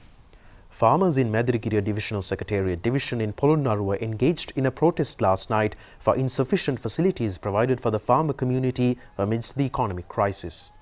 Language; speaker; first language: English; non-native, local second language; Sinhala